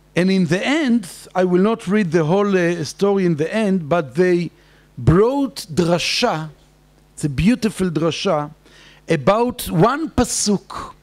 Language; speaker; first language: English; non-native, fluent; Hebrew